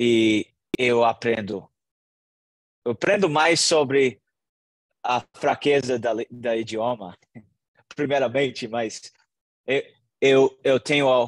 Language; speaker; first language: Portuguese; non-native, learner; English